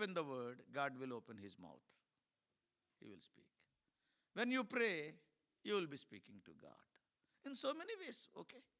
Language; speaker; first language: English; non-native, local second language; Telugu